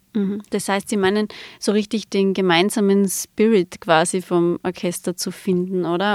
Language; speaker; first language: German; native; German